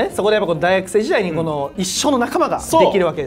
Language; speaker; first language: Japanese; native; Japanese